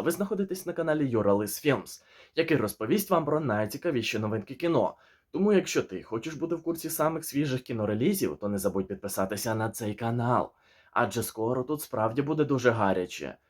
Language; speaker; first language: Ukrainian; native; Ukrainian